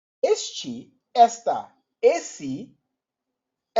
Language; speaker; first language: Portuguese; non-native, learner; Yoruba